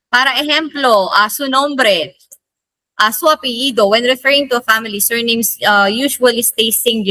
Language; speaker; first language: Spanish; non-native, learner; Filipino